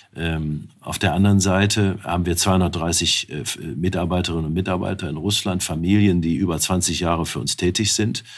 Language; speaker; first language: German; native; German